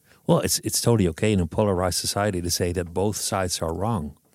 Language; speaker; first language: English; non-native, fluent; Dutch